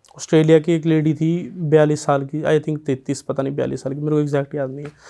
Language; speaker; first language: Hindi; non-native, local second language; Punjabi